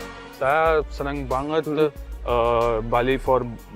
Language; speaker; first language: Indonesian; non-native, learner; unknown